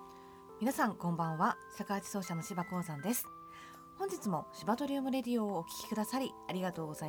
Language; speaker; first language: Japanese; native; Japanese